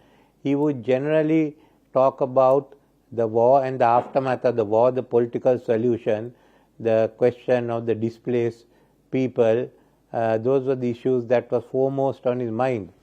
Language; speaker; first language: English; non-native, local second language; Sinhala